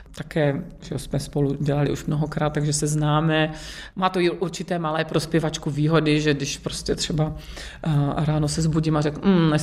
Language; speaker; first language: Czech; native; Czech